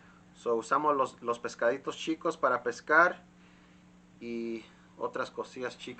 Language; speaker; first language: Spanish; early bilingual, heritage; Spanish